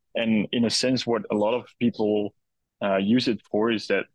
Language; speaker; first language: English; non-native, fluent; Dutch